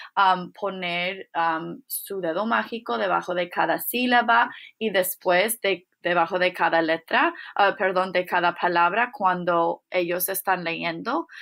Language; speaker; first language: Spanish; non-native, fluent; English